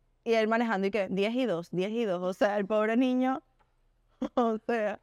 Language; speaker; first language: Spanish; native; Spanish